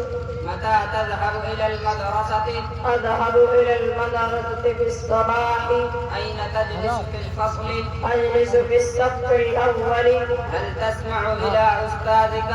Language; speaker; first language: Arabic; non-native, learner; Urdu